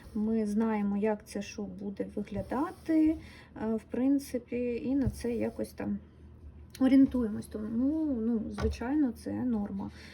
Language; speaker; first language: Ukrainian; non-native, local second language; Russian